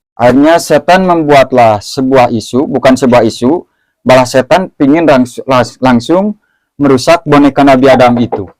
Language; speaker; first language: Indonesian; non-native, local second language; Sundanese